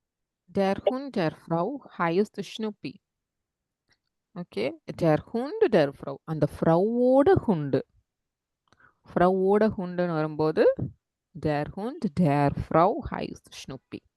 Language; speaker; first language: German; non-native, fluent; Tamil